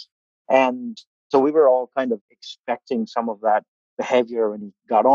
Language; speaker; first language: English; non-native, local second language; Malayalam